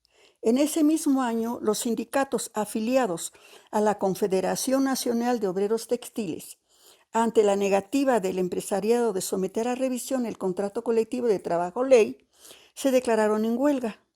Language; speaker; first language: Spanish; native; Spanish